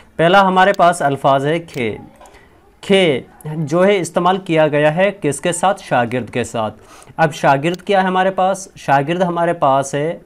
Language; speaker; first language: Urdu; non-native, local second language; Sindhi